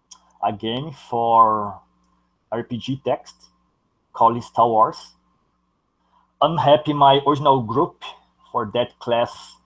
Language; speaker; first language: English; non-native, learner; Portuguese